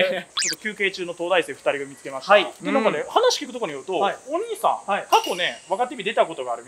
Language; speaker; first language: Japanese; native; Japanese